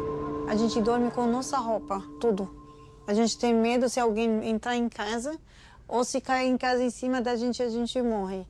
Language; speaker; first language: Portuguese; non-native, learner; Arabic